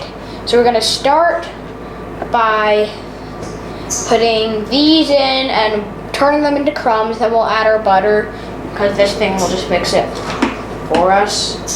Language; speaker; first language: English; native; English